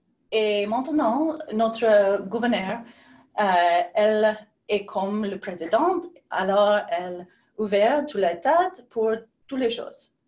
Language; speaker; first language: French; non-native, learner; English